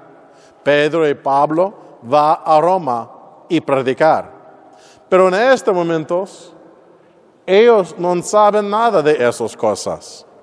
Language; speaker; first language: Spanish; non-native, fluent; English